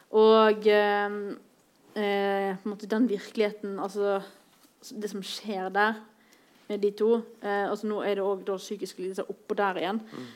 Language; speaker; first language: Norwegian; native; Norwegian